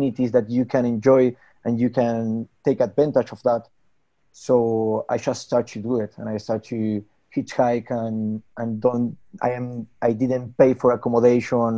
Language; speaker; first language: English; non-native, learner; Spanish